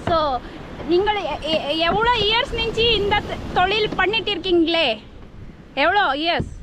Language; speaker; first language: Tamil; non-native, learner; Kannada